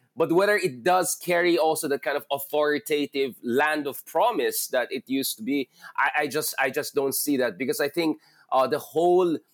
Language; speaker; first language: English; non-native, local second language; Filipino